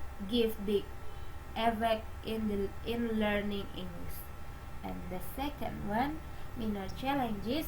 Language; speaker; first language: English; non-native, learner; Indonesian